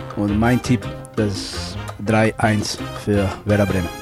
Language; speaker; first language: German; non-native, learner; Portuguese